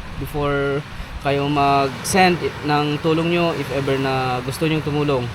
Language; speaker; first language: Filipino; non-native, local second language; Iloko